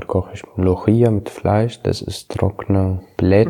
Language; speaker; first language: German; non-native, learner; Arabic